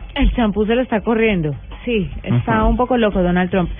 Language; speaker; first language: Spanish; native; Spanish